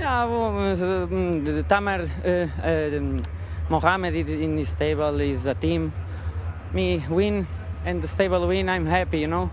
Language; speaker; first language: English; non-native, learner; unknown